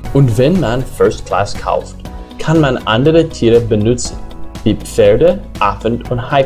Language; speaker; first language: German; non-native, learner; English